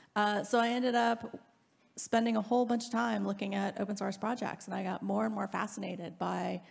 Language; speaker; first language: English; native; English